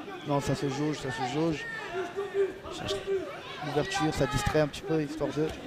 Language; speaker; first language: French; native; French